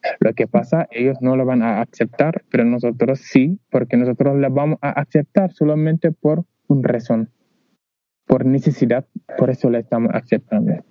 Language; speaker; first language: Spanish; non-native, learner; Wolof